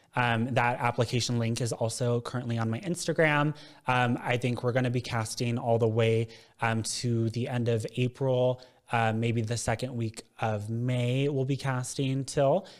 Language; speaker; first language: English; native; English